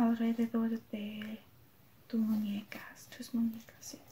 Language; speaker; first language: Spanish; non-native, learner; English